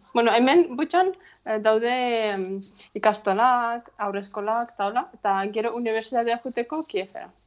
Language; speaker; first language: Basque; non-native, fluent; Ukrainian